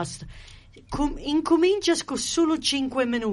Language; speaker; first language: Italian; early bilingual, heritage; Italian